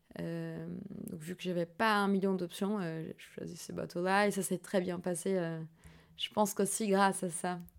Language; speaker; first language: French; non-native, fluent; Portuguese